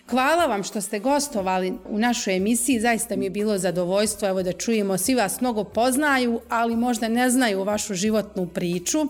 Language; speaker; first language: Serbian; native; Serbian